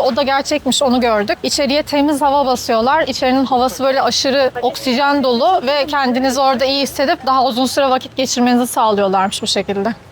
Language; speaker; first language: Turkish; native; Turkish